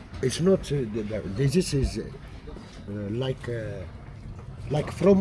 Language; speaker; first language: English; non-native, learner; Arabic